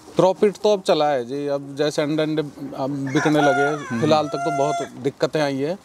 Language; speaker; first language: Hindi; native; Hindi